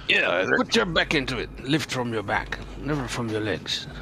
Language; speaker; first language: English; non-native, fluent; French